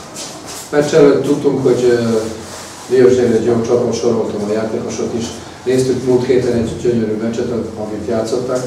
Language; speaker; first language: Hungarian; non-native, fluent; Serbian